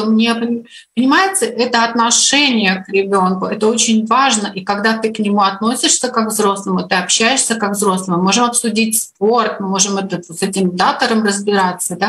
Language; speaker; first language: Russian; native; Russian